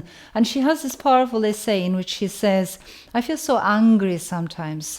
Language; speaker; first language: English; non-native, fluent; Turkish